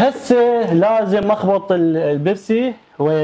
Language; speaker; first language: Arabic; native; Arabic